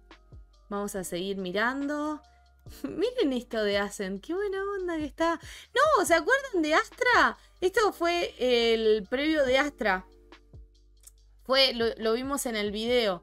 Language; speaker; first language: Spanish; native; Spanish